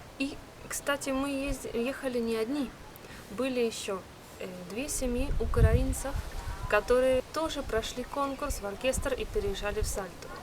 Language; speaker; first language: Russian; native; Russian